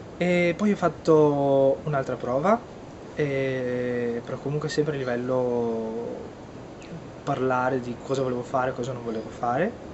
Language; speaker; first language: Italian; native; Italian